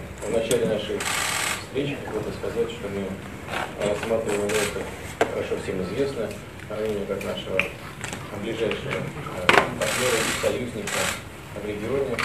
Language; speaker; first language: Russian; native; Russian